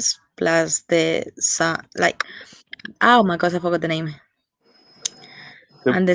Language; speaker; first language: English; non-native, learner; Spanish